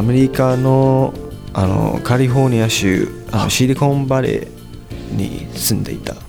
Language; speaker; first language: Japanese; non-native, learner; Chinese